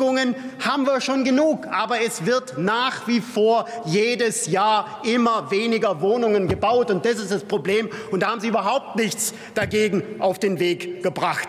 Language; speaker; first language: German; native; German